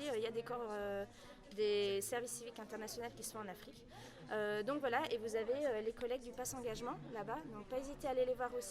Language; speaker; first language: French; native; French